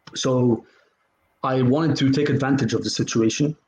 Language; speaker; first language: English; non-native, fluent; Arabic